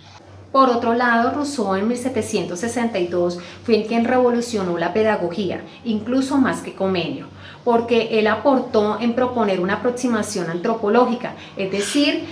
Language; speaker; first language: Spanish; native; Spanish